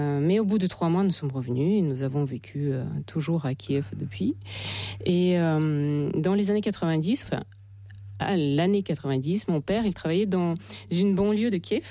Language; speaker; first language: French; non-native, fluent; Russian